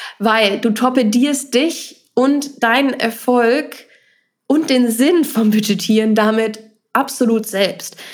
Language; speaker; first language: German; native; German